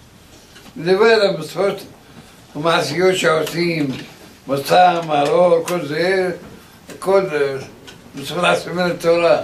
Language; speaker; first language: Hebrew; early bilingual, other home language; Arabic